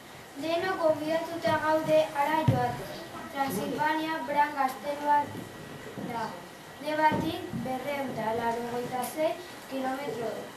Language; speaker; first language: Basque; non-native, learner; Romanian